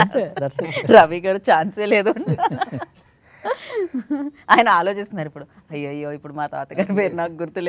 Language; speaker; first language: Telugu; native; Telugu